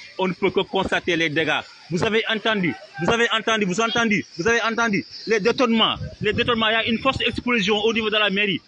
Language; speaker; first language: French; non-native, local second language; Wolof